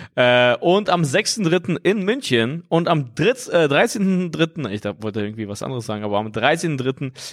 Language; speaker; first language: German; non-native, fluent; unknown